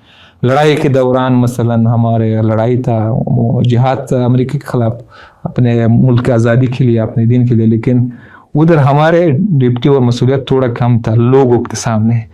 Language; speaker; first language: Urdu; non-native, learner; Pashto